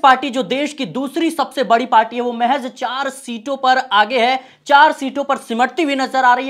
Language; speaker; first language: Hindi; native; Hindi